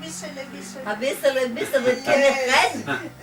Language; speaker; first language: German; non-native, learner; Yiddish